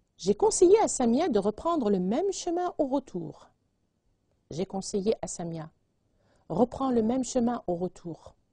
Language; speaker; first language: French; non-native, local second language; Arabic